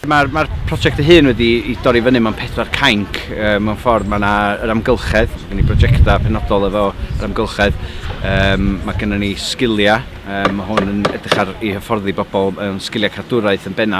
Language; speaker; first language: Welsh; native; Welsh